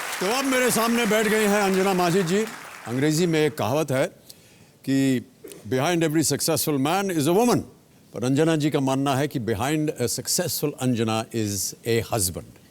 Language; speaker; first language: Hindi; native; Hindi